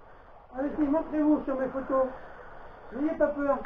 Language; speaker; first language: French; native; French